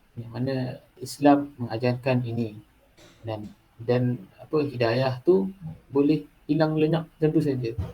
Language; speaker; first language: Malay; native; Malay